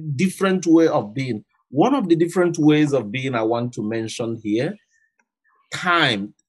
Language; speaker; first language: English; non-native, local second language; Igbo